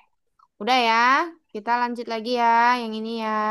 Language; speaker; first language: Indonesian; native; Indonesian